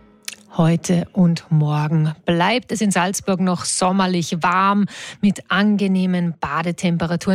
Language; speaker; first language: German; native; German